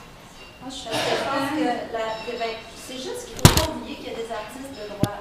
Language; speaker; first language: French; native; French